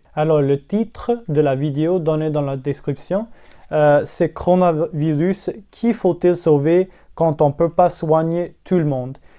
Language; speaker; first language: French; non-native, learner; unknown